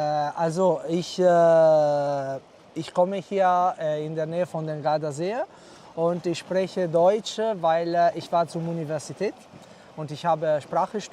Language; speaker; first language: German; non-native, fluent; Italian